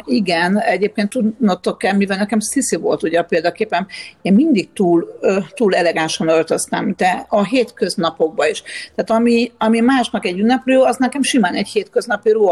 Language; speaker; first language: Hungarian; native; Hungarian